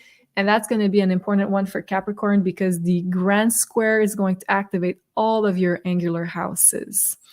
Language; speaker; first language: English; non-native, fluent; French